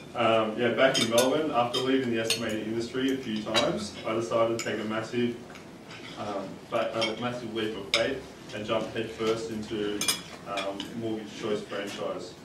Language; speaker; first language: English; native; English